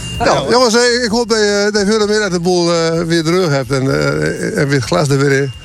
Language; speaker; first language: Dutch; native; Dutch